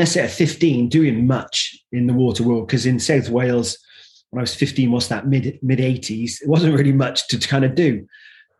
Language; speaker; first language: English; native; English